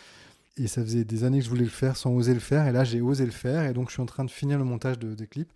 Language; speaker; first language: French; native; French